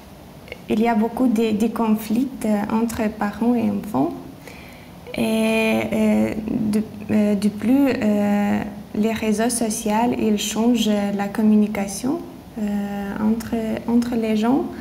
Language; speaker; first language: French; non-native, learner; Lithuanian